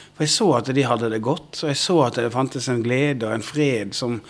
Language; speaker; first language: Norwegian; native; Norwegian